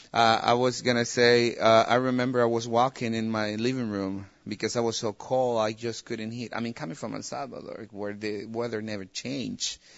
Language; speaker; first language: English; non-native, fluent; Spanish